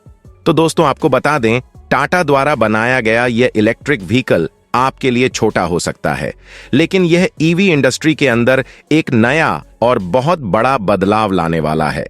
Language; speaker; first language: Hindi; native; Hindi